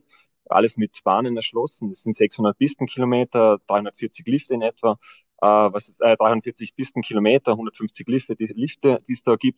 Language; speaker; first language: German; native; German